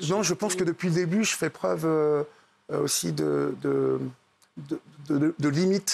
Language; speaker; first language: French; native; French